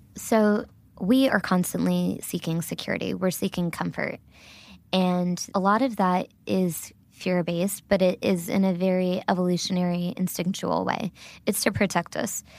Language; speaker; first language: English; early bilingual, other home language; Gujarati